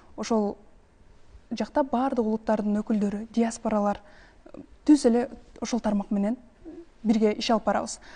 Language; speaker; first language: Kyrgyz; native; Kyrgyz